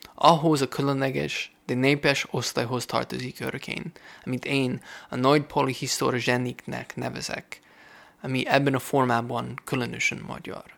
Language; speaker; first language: Hungarian; non-native, fluent; English